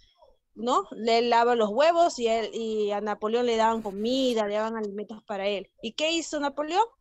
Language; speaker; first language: Spanish; native; Spanish